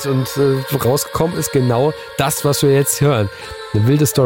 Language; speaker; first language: German; native; German